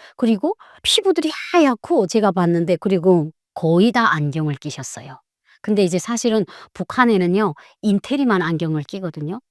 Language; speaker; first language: Korean; native; Korean